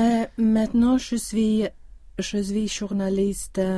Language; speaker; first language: French; non-native, learner; Swedish